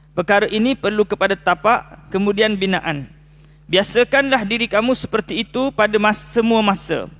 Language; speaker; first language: Malay; native; Malay